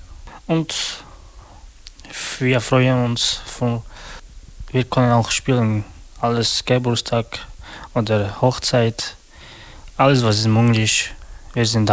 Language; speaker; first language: German; non-native, learner; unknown